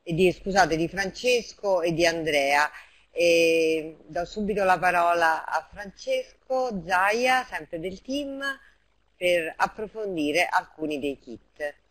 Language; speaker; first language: Italian; native; Italian